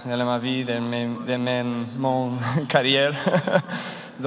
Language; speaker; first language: French; non-native, learner; Serbian